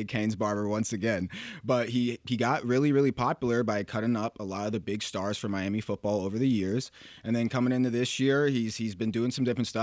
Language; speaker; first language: English; native; English